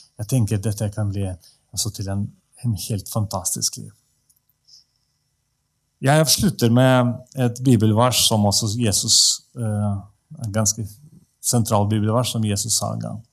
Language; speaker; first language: Norwegian; non-native, fluent; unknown